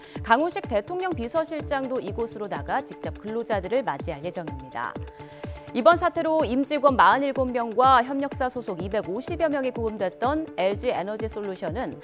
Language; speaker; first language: Korean; native; Korean